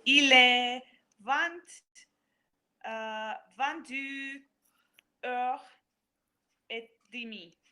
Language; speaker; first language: French; non-native, learner; English